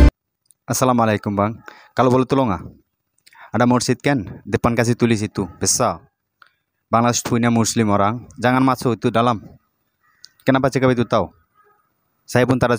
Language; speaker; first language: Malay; non-native, learner; Bangla